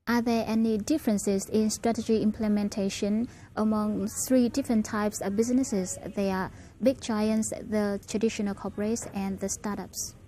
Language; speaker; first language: English; non-native, fluent; Vietnamese